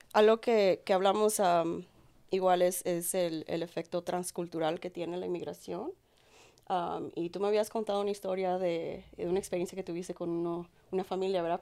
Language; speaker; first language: Spanish; early bilingual, heritage; Spanish